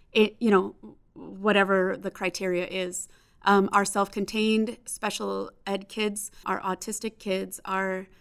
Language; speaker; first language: English; native; English